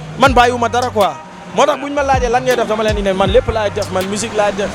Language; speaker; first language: Wolof; non-native, local second language; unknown